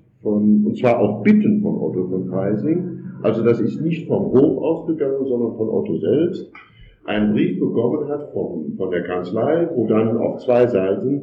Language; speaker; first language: German; native; German